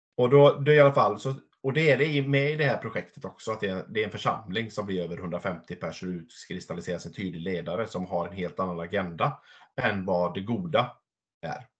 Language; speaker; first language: Swedish; native; Swedish